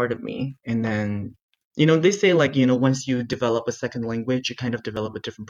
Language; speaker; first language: English; non-native, fluent; Chinese